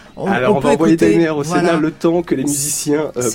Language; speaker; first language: French; native; French